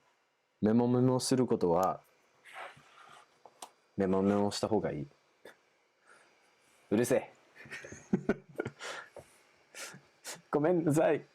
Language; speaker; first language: Japanese; non-native, fluent; English